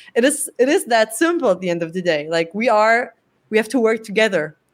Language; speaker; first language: English; non-native, fluent; German